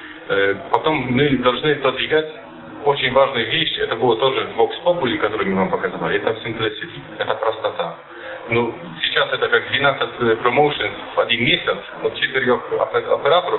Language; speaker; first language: Russian; non-native, fluent; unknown